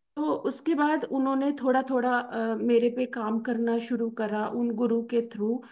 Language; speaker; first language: Hindi; native; Hindi